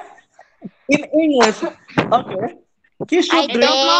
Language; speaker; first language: English; non-native, fluent; Indonesian